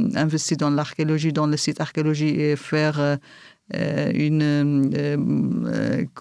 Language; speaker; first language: French; non-native, fluent; Kurdish